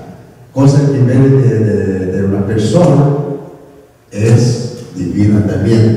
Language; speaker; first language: Spanish; non-native, learner; Korean